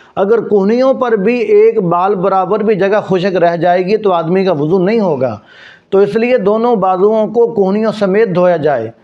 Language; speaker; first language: Urdu; non-native, local second language; Punjabi